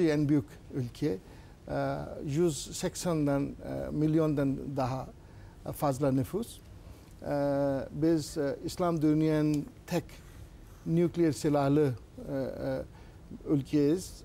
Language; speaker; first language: Turkish; non-native, learner; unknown